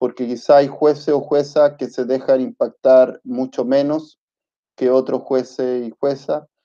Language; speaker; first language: Spanish; early bilingual, other home language; Italian